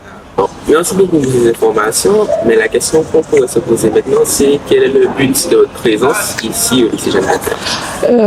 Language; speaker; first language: French; native; French